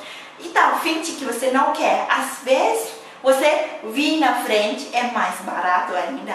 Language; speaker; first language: Portuguese; non-native, learner; Thai